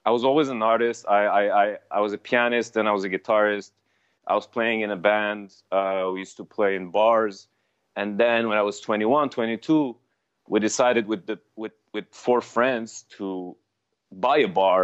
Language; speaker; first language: English; non-native, fluent; Armenian